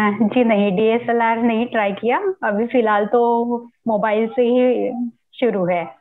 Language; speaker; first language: Hindi; non-native, local second language; Marathi